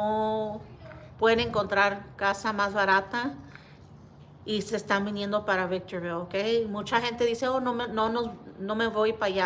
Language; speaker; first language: Spanish; early bilingual, heritage; Spanish